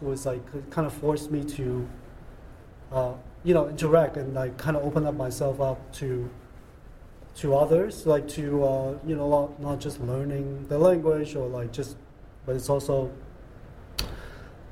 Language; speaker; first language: English; non-native, local second language; Cantonese